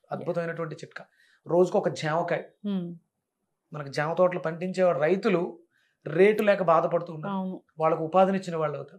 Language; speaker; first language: Telugu; native; Telugu